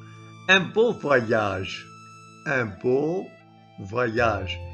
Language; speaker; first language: French; non-native, local second language; Arabic